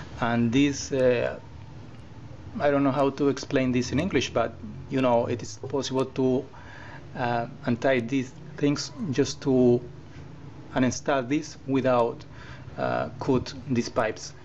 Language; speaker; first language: English; non-native, learner; Spanish